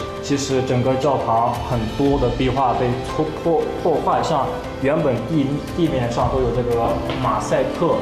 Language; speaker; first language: Chinese; native; Chinese